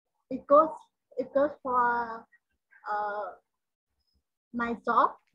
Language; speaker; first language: English; non-native, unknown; Vietnamese